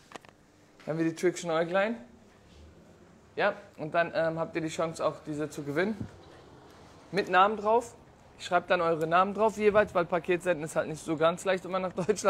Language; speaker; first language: German; non-native, fluent; Turkish